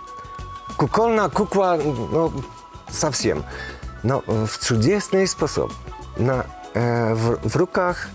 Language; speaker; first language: Russian; non-native, learner; Polish